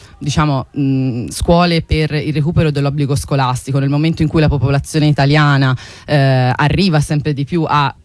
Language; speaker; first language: Italian; native; Italian